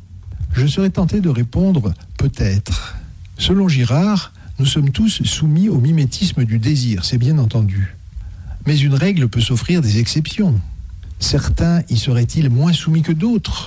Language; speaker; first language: French; native; French